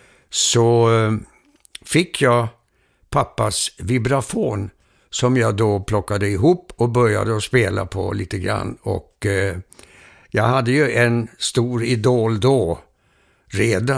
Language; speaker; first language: Swedish; early bilingual, heritage; Danish